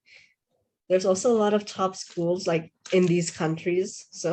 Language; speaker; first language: English; non-native, fluent; Indonesian